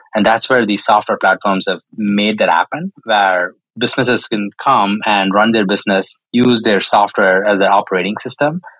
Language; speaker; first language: English; non-native, local second language; Tamil